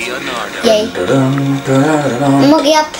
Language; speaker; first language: Polish; early bilingual, heritage; Polish